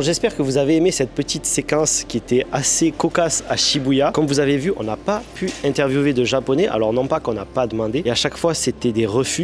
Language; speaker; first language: French; native; French